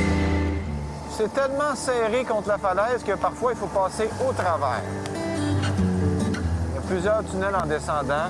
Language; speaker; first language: French; native; French